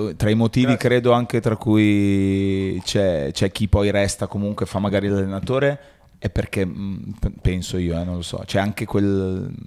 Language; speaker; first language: Italian; native; Italian